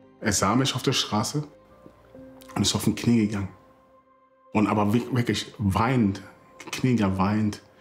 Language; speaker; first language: German; early bilingual, other home language; Akan